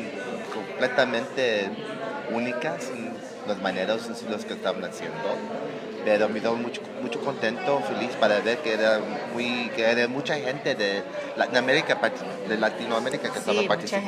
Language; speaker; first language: Spanish; non-native, learner; English